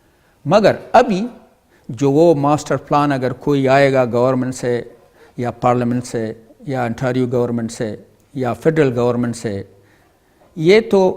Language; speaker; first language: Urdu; non-native, learner; Pashto